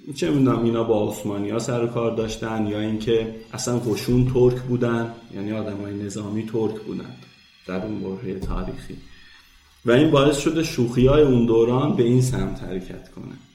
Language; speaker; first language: Persian; non-native, local second language; Azerbaijani